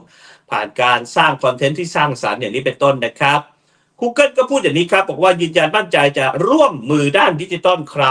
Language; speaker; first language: Thai; native; Thai